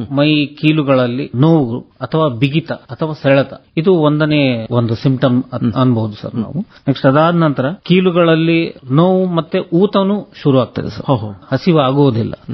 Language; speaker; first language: Kannada; native; Kannada